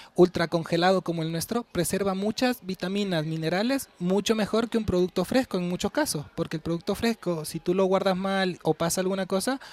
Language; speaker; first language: Spanish; native; Spanish